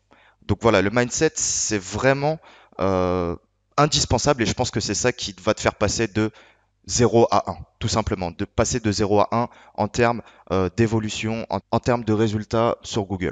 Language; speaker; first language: French; native; French